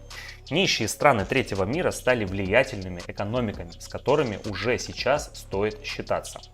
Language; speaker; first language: Russian; native; Russian